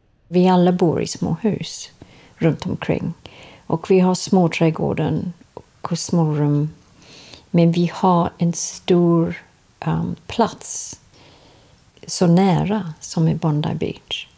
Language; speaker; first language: Swedish; non-native, fluent; English